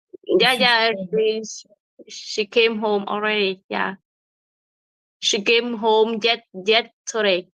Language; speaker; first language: English; non-native, learner; Vietnamese